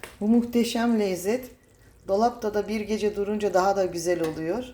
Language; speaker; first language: Turkish; native; Turkish